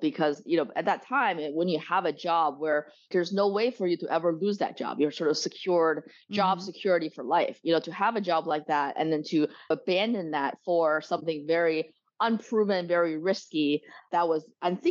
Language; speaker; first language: English; early bilingual, other home language; Chinese